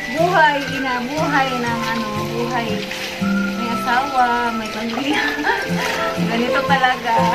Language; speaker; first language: Filipino; non-native, local second language; Cebuano